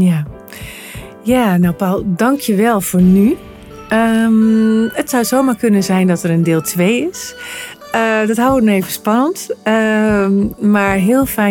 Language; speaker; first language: Dutch; native; Dutch